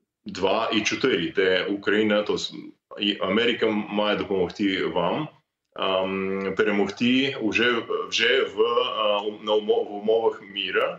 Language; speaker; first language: Ukrainian; non-native, fluent; English